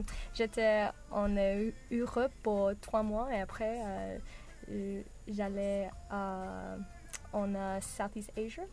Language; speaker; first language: French; non-native, learner; English